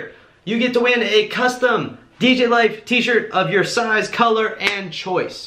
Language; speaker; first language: English; native; English